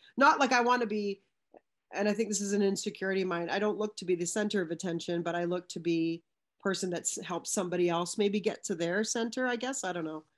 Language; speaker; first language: English; native; English